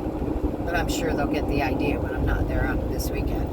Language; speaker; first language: English; native; English